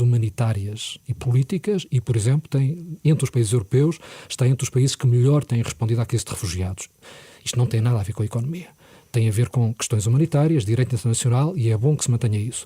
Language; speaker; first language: Portuguese; native; Portuguese